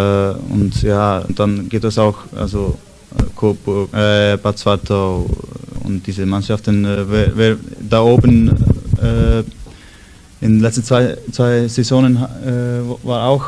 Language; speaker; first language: German; non-native, learner; Icelandic